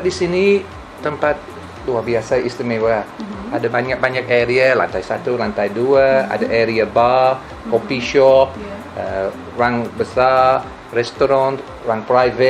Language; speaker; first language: Indonesian; non-native, learner; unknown